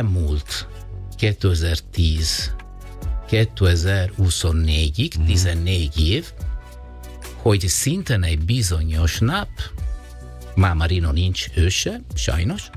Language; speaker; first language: Hungarian; non-native, learner; Italian